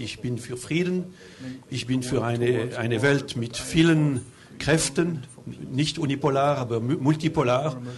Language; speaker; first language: German; non-native, local second language; French